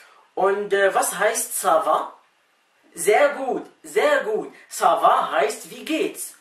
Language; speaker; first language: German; non-native, fluent; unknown